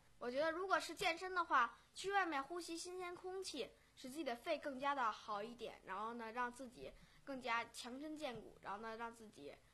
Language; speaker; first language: Chinese; native; Chinese